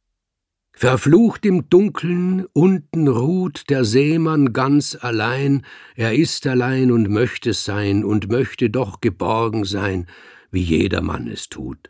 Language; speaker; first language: German; native; German